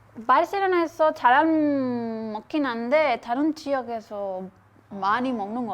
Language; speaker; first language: Korean; non-native, fluent; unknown